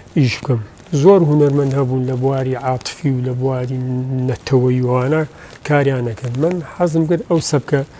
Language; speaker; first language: Central Kurdish; native; Central Kurdish